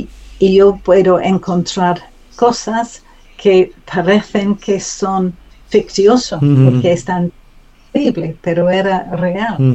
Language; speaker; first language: Spanish; non-native, learner; English